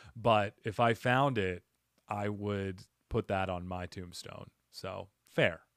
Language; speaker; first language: English; native; English